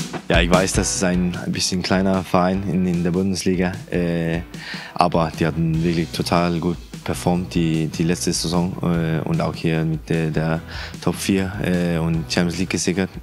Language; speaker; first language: German; non-native, fluent; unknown